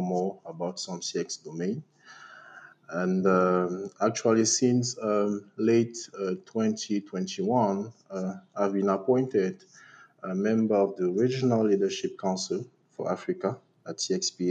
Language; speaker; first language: English; non-native, local second language; French